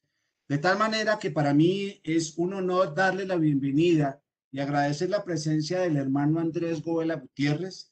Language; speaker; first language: Spanish; native; Spanish